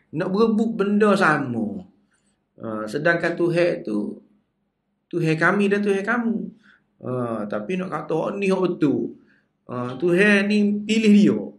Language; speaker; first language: Malay; native; Malay